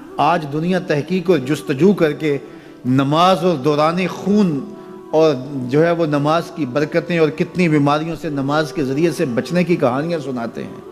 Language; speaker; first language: Urdu; non-native, local second language; Punjabi